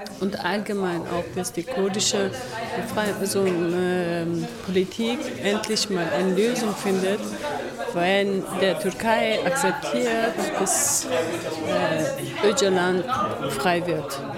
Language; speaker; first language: German; non-native, fluent; Kurdish